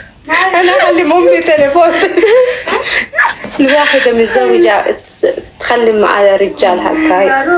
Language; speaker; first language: Arabic; native; Arabic